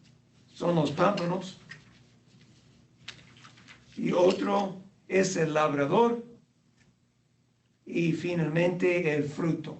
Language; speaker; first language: Spanish; non-native, fluent; English